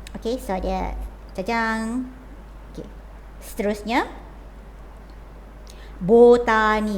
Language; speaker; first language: Malay; native; Malay